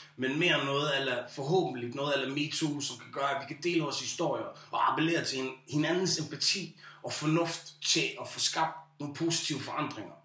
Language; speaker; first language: Danish; early bilingual, other home language; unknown